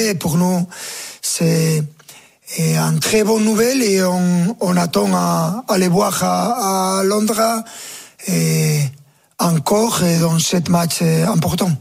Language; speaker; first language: French; non-native, fluent; Spanish